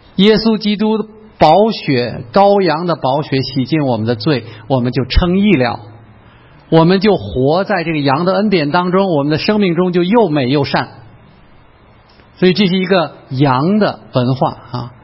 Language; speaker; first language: Chinese; native; Chinese